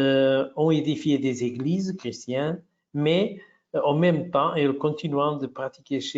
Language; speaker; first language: French; non-native, fluent; Portuguese